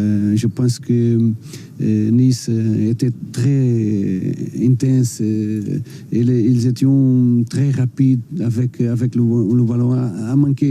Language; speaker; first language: French; non-native, learner; Portuguese